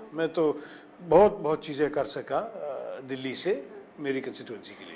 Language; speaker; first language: Hindi; non-native, local second language; Malayalam